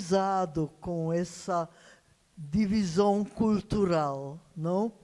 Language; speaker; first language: Portuguese; non-native, fluent; Hungarian